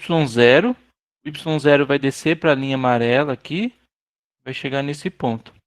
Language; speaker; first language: Portuguese; native; Portuguese